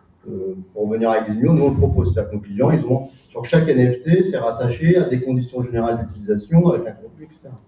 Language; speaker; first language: French; native; French